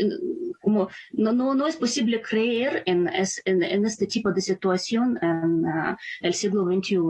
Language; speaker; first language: Spanish; non-native, fluent; Ukrainian